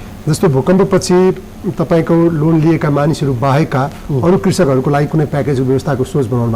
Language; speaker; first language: Nepali; native; Nepali